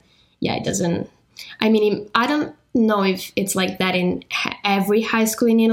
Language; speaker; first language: English; non-native, fluent; Italian